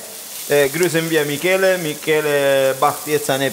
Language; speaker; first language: German; non-native, learner; Italian